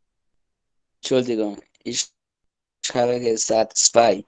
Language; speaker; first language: German; non-native, learner; Spanish